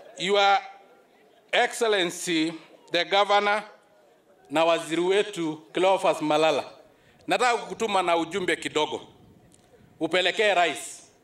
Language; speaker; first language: Swahili; non-native, local second language; Masai